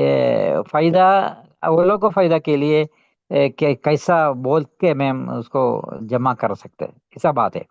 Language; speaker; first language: Hindi; non-native, local second language; Malayalam